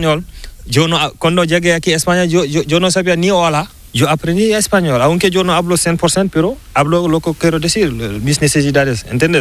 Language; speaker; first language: Spanish; non-native, learner; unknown